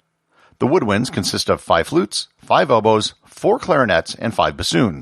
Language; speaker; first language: English; native; English